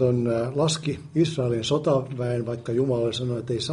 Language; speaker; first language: Finnish; native; Finnish